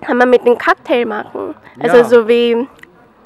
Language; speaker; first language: German; non-native, learner; Korean